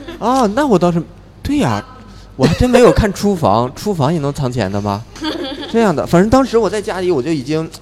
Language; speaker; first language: Chinese; native; Chinese